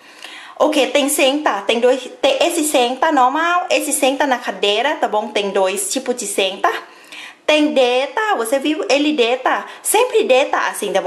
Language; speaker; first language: Portuguese; non-native, fluent; Thai